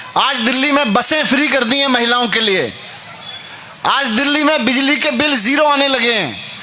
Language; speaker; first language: Hindi; native; Hindi